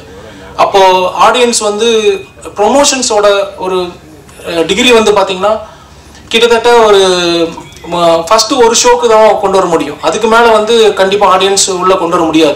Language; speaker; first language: Tamil; native; Tamil